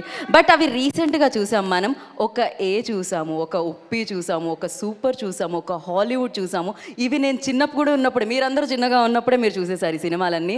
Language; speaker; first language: Telugu; native; Telugu